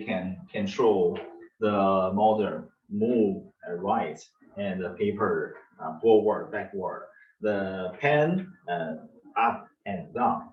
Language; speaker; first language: English; non-native, learner; Chinese